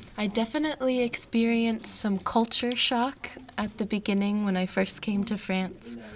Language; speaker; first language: English; native; English